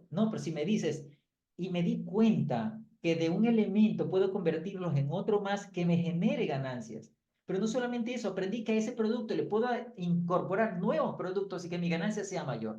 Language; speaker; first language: Spanish; native; Spanish